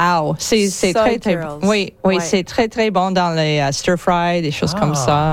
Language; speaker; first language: French; non-native, local second language; English